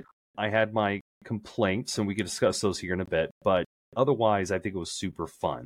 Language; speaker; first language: English; native; English